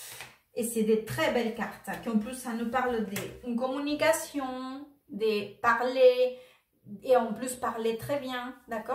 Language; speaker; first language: French; non-native, fluent; Spanish